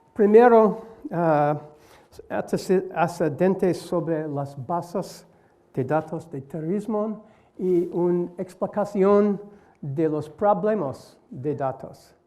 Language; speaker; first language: Spanish; non-native, learner; English